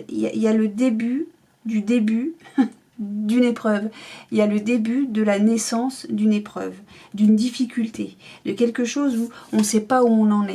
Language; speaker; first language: French; native; French